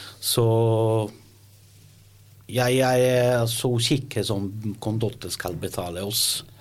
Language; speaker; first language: Norwegian; non-native, learner; Italian